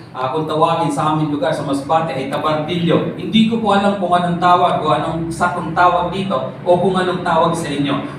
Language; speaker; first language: Filipino; non-native, local second language; Masbatenyo